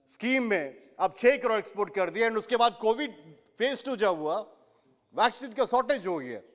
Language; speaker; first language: Hindi; non-native, local second language; Odia